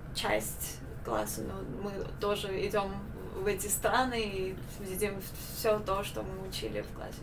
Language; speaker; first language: Russian; non-native, local second language; Armenian